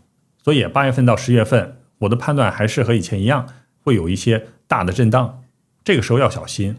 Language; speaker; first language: Chinese; native; Chinese